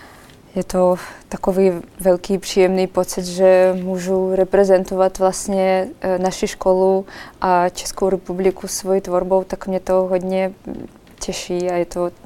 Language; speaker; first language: Czech; non-native, fluent; Russian